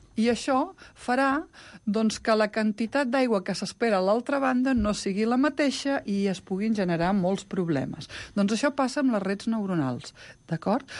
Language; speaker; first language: Catalan; non-native, local second language; Spanish